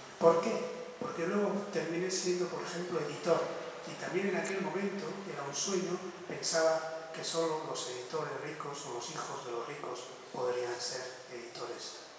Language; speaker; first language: Spanish; non-native, local second language; Basque